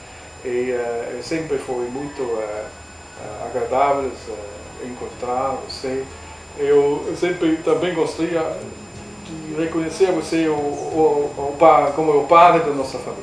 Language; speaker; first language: Portuguese; non-native, learner; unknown